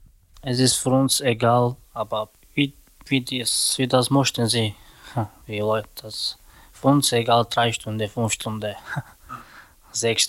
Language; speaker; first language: German; non-native, learner; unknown